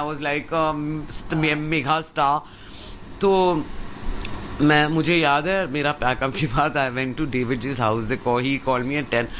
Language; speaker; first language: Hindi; non-native, local second language; Sindhi